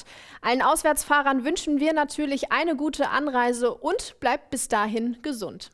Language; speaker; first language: German; native; German